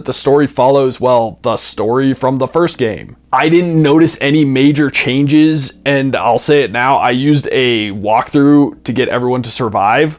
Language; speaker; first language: English; native; English